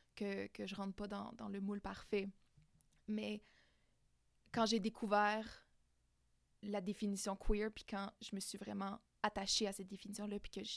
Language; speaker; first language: French; native; French